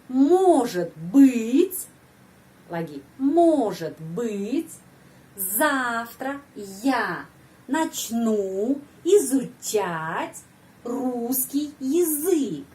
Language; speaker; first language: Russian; non-native, fluent; Indonesian